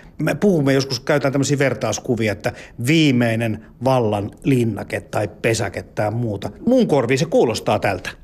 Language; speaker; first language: Finnish; native; Finnish